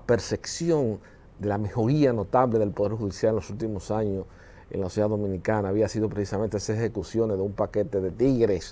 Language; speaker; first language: Spanish; native; Spanish